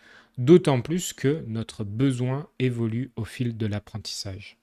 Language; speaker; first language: French; native; French